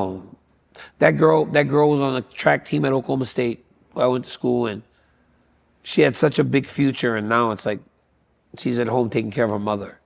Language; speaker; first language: English; native; English